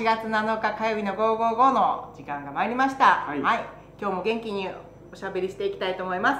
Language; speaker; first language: Japanese; native; Japanese